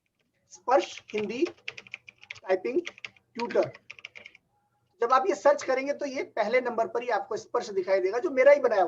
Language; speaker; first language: Hindi; native; Hindi